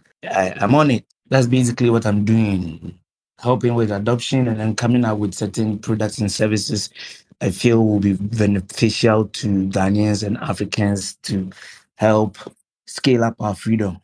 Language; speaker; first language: English; non-native, local second language; Akan